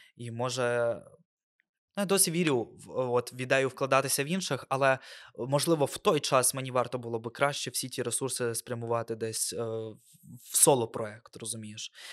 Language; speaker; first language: Ukrainian; non-native, local second language; Russian